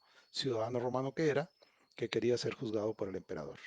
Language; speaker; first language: Spanish; native; Spanish